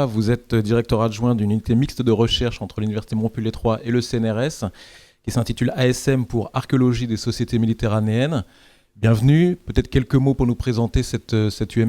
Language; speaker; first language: French; native; French